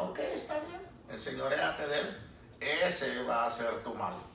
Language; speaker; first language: Spanish; native; Spanish